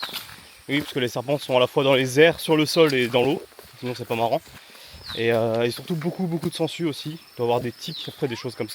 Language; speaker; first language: French; native; French